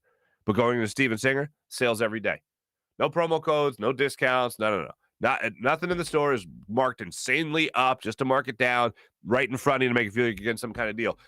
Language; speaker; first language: English; native; English